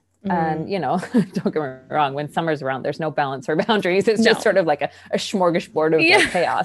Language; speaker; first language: English; native; English